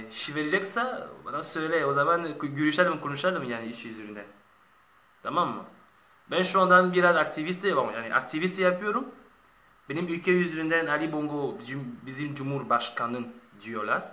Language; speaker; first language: Turkish; non-native, learner; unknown